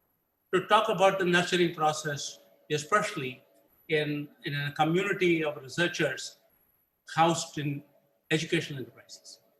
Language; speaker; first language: English; non-native, local second language; Tamil